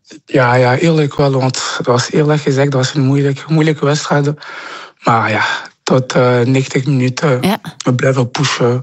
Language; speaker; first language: Dutch; non-native, local second language; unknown